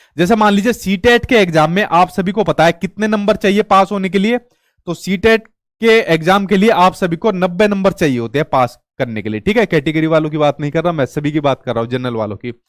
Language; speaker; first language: Hindi; native; Hindi